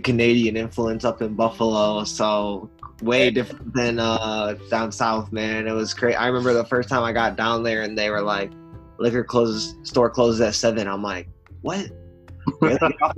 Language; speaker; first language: English; native; English